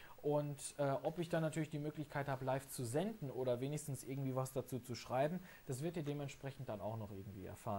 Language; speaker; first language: German; native; German